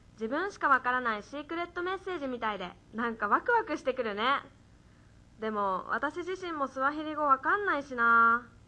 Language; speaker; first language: Japanese; native; Japanese